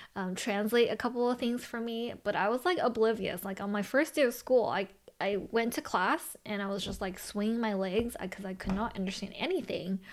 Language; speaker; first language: English; early bilingual, other home language; Chinese